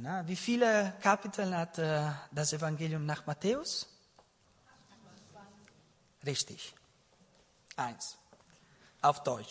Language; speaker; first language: German; non-native, learner; Italian